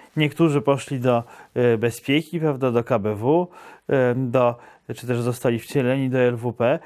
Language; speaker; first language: Polish; native; Polish